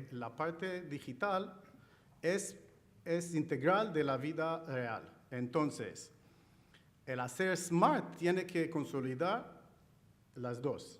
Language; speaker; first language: Spanish; non-native, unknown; Chinese